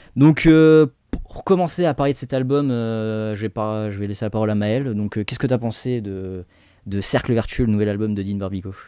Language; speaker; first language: French; native; French